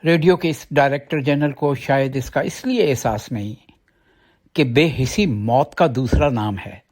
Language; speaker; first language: Urdu; native; Urdu